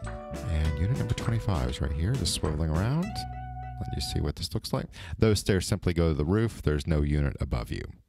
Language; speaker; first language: English; native; English